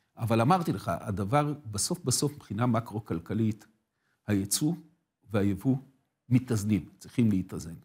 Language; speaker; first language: Hebrew; native; Hebrew